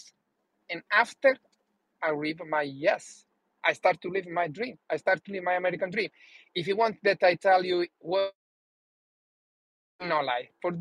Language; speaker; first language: English; non-native, learner; Italian